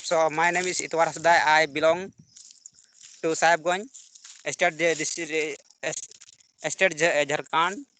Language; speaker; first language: English; non-native, learner; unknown